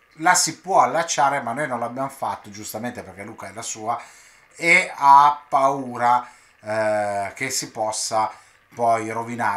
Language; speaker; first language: Italian; native; Italian